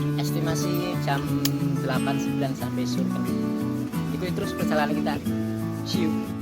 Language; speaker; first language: Indonesian; non-native, local second language; Javanese